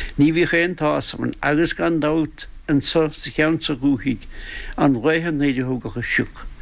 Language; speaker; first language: Irish; native; Irish